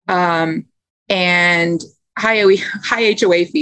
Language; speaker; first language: English; native; English